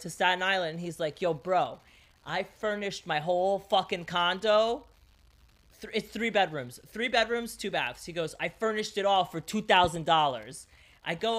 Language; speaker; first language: English; early bilingual, other home language; Greek